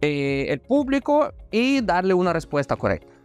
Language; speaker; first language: Spanish; non-native, fluent; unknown